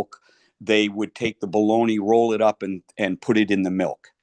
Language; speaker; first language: English; native; English